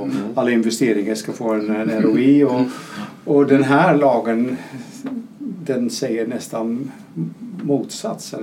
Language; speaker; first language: Swedish; non-native, fluent; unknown